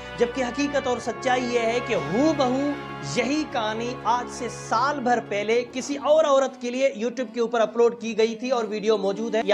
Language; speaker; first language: Hindi; native; Hindi